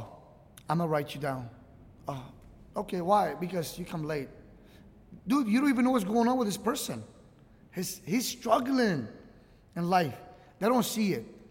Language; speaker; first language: English; early bilingual, other home language; Arabic